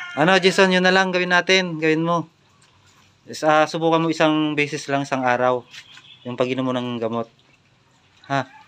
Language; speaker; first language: Filipino; native; Filipino